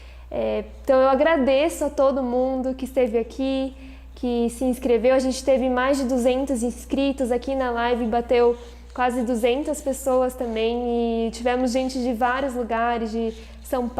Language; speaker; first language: Portuguese; native; Portuguese